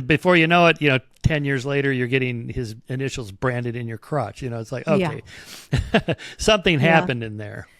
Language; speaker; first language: English; native; English